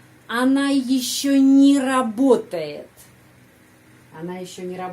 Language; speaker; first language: Russian; non-native, fluent; Indonesian